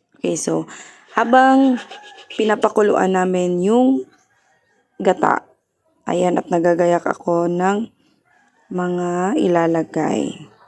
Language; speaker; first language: Filipino; non-native, local second language; Cebuano